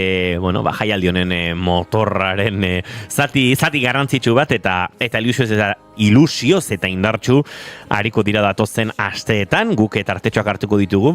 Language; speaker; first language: Basque; native; Basque